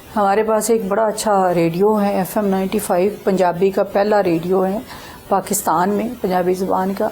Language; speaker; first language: Urdu; non-native, local second language; Punjabi